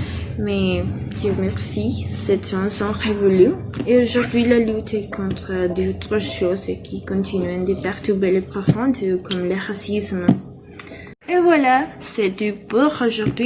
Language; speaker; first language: French; non-native, learner; Spanish